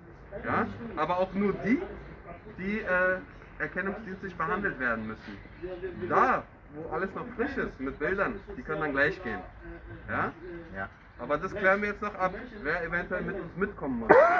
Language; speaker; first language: German; native; German